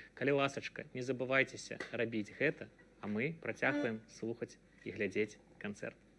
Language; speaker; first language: Belarusian; native; Belarusian